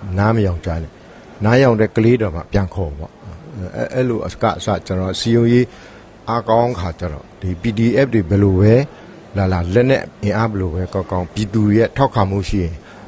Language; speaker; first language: Burmese; non-native, local second language; Pa'o Karen